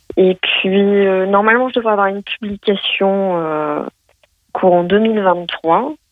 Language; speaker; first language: French; native; French